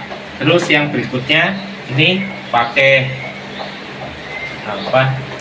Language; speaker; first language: Indonesian; non-native, local second language; Javanese